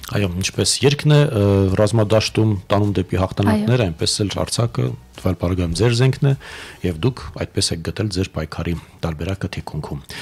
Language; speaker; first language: Armenian; native; Armenian